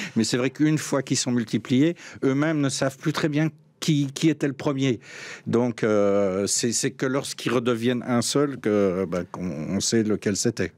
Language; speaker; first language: French; native; French